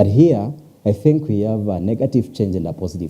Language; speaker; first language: English; non-native, local second language; Swahili